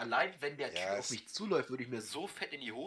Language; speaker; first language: German; native; German